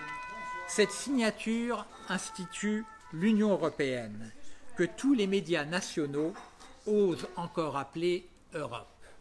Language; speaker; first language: French; native; French